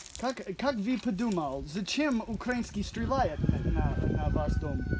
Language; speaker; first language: Russian; non-native, learner; English